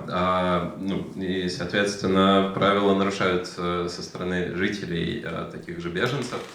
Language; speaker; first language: Russian; native; Russian